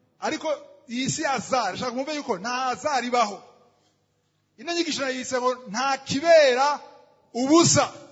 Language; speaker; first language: Rundi; native; Rundi